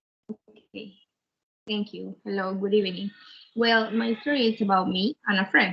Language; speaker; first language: English; non-native, learner; Spanish